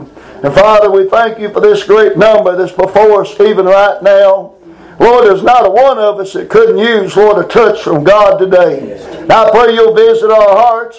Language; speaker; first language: English; native; English